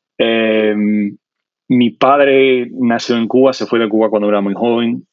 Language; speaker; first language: Spanish; non-native, fluent; English